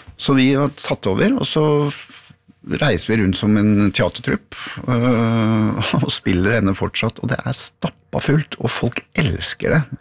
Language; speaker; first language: Norwegian; native; Norwegian